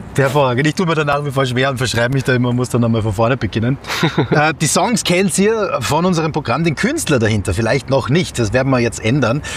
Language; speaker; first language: German; native; German